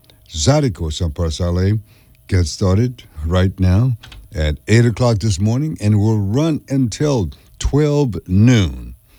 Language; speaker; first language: English; early bilingual, other home language; French